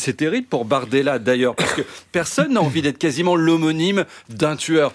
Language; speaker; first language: French; native; French